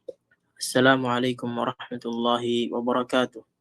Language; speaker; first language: Arabic; non-native, fluent; Filipino